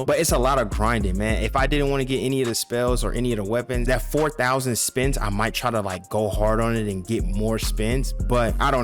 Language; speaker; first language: English; native; English